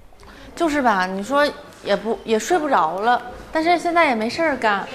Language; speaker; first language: Chinese; native; Chinese